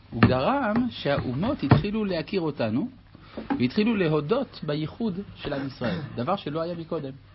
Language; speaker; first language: Hebrew; native; Hebrew